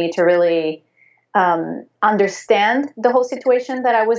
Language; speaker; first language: English; non-native, fluent; Spanish